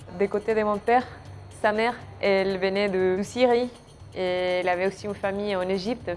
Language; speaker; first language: French; non-native, fluent; Spanish